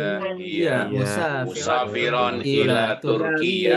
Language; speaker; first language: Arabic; non-native, learner; Indonesian